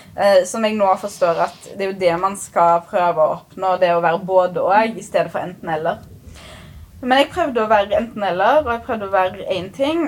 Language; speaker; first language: Norwegian; early bilingual, other home language; Arabic